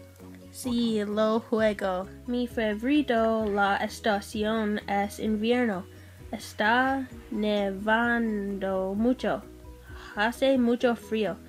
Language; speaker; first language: Spanish; non-native, learner; English